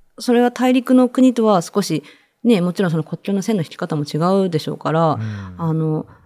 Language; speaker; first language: Japanese; native; Japanese